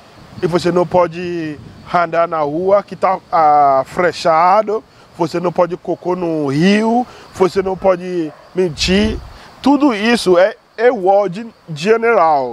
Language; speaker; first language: Portuguese; non-native, learner; Yoruba